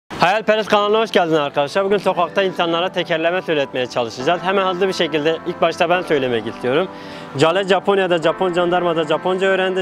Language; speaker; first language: Turkish; native; Turkish